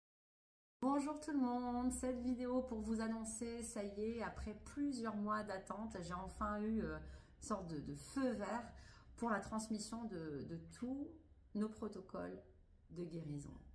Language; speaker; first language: French; native; French